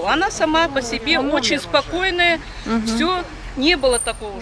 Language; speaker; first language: Russian; native; Russian